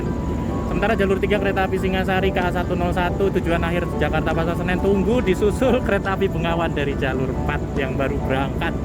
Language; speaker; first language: Indonesian; native; Indonesian